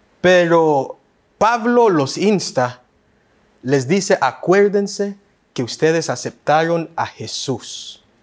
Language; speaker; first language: Spanish; early bilingual, heritage; Spanish